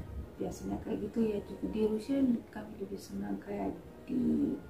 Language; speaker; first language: Indonesian; non-native, fluent; Russian